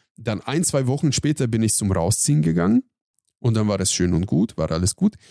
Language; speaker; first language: German; non-native, fluent; Hungarian